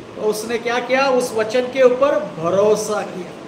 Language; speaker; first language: Hindi; non-native, local second language; Marathi